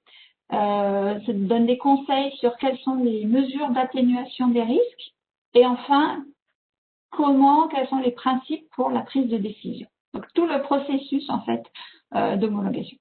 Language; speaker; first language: French; native; French